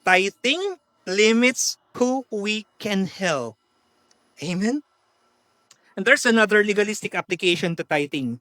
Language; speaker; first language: English; non-native, local second language; Filipino